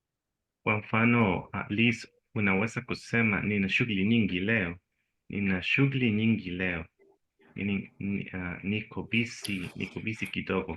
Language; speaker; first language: Swahili; non-native, learner; Spanish